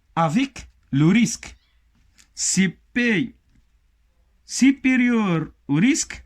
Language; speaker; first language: French; non-native, local second language; Arabic